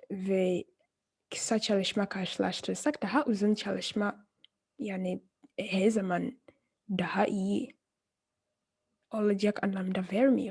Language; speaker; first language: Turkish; non-native, fluent; English